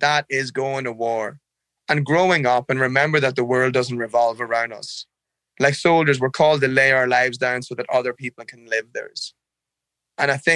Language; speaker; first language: English; native; English